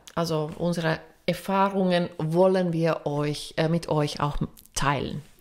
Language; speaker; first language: German; non-native, fluent; Finnish